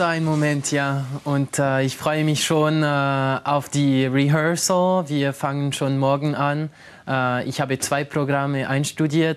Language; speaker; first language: German; non-native, local second language; French